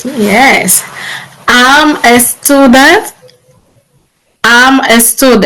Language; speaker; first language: English; non-native, learner; Haitian Creole